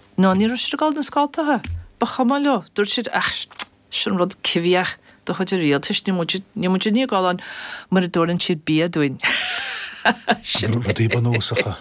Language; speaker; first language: Irish; non-native, fluent; English